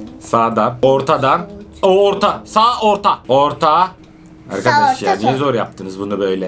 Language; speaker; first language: Turkish; native; Turkish